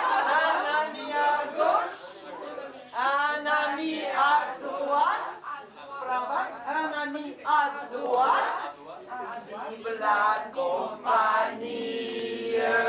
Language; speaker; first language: French; non-native, learner; Russian